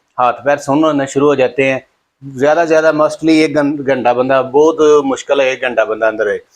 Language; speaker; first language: Urdu; non-native, local second language; Punjabi